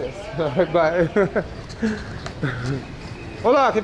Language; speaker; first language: Spanish; non-native, learner; English